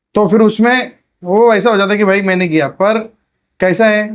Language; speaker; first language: Hindi; non-native, local second language; Marathi